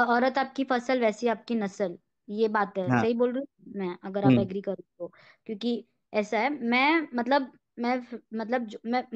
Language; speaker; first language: Hindi; native; Hindi